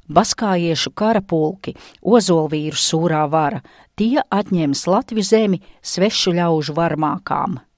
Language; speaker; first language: Latvian; native; Latvian